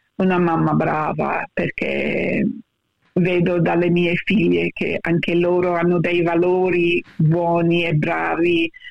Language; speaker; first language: Italian; early bilingual, heritage; Italian